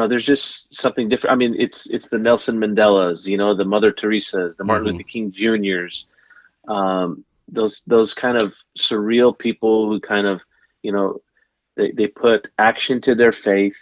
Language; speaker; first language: English; native; English